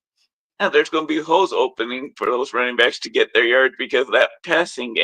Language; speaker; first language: English; native; English